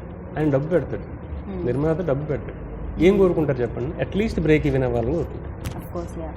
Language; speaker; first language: Telugu; native; Telugu